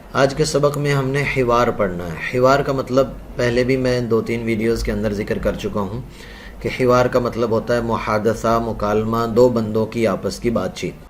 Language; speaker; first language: Urdu; non-native, local second language; Punjabi